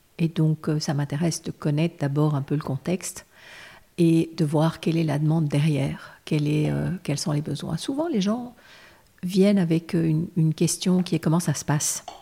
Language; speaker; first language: French; non-native, local second language; Armenian